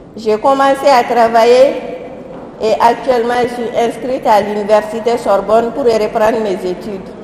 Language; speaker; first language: French; non-native, local second language; Soninke